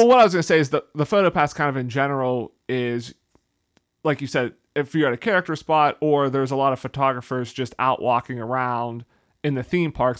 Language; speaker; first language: English; native; English